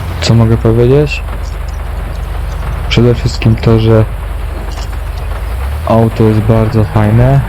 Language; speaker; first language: Polish; native; Polish